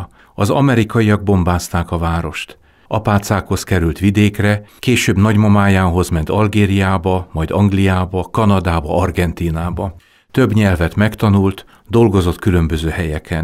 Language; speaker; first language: Hungarian; native; Hungarian